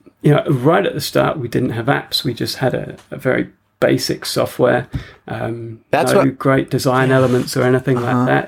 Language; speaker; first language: English; native; English